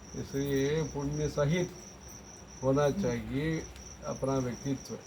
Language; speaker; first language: Hindi; non-native, local second language; Tamil